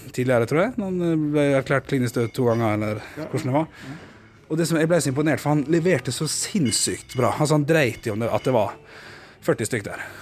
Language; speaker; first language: Norwegian; native; Norwegian